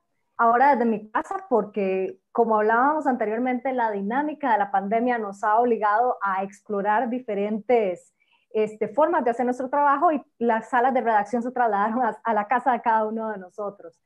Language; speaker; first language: Spanish; native; Spanish